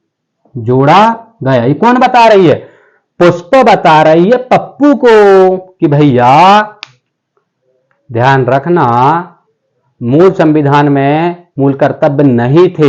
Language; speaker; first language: Hindi; native; Hindi